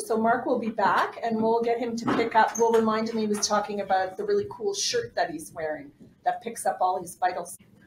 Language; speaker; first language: English; native; English